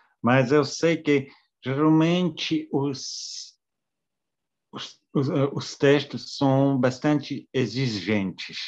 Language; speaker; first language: Portuguese; non-native, fluent; French